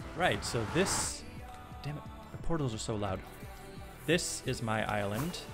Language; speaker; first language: English; native; English